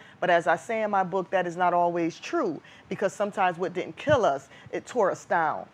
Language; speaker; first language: English; native; English